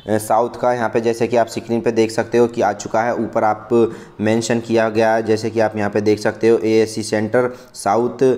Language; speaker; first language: Hindi; native; Hindi